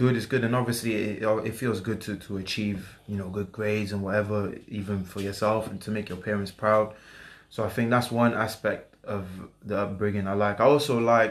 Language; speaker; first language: English; native; English